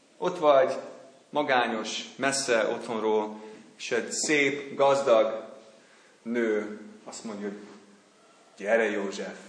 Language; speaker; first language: Hungarian; non-native, fluent; English